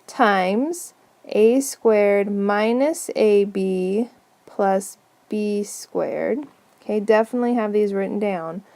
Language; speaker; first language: English; native; English